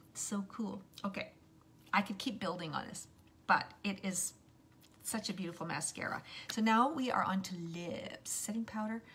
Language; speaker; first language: English; native; English